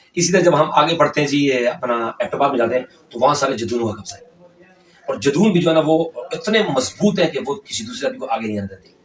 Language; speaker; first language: Urdu; non-native, local second language; Northern Hindko